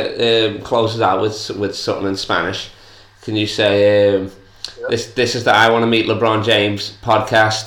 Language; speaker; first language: English; native; English